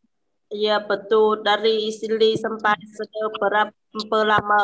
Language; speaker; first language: Indonesian; non-native, learner; Vietnamese